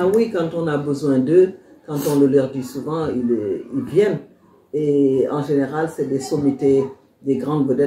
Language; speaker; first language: French; non-native, local second language; Wolof